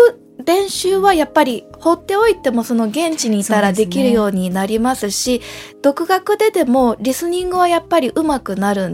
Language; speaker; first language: Japanese; native; Japanese